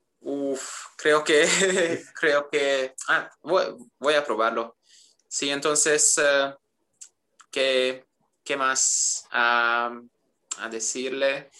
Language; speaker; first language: Spanish; non-native, learner; Hungarian